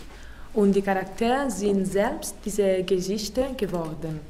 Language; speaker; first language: German; non-native, fluent; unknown